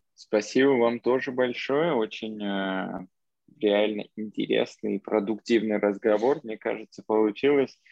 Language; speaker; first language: Russian; non-native, local second language; Armenian